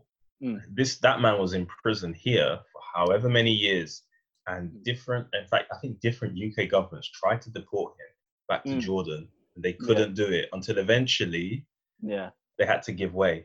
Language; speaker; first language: English; native; English